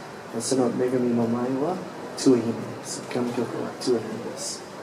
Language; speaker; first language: Japanese; non-native, learner; English